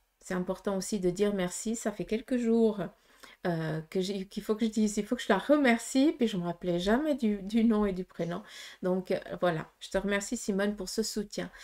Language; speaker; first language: French; early bilingual, other home language; Portuguese